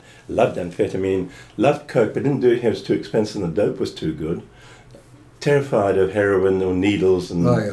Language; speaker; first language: English; native; English